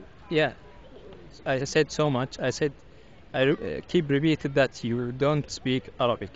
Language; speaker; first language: English; non-native, learner; Arabic